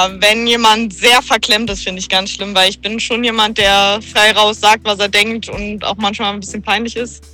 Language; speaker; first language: German; native; German